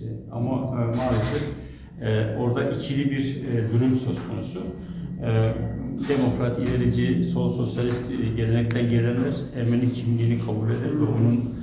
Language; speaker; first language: Turkish; native; Turkish